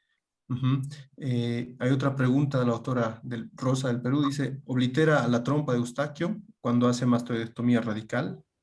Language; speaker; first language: Spanish; native; Spanish